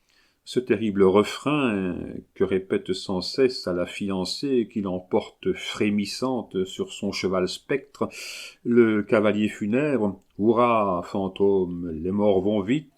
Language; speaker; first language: French; native; French